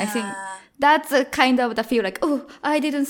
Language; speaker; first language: English; non-native, learner; Japanese